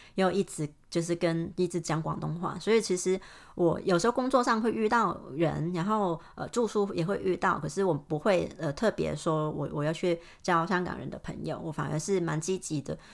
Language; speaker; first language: Chinese; non-native, fluent; Cantonese